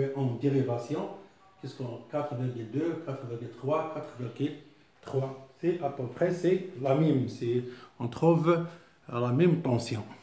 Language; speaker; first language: French; non-native, local second language; Arabic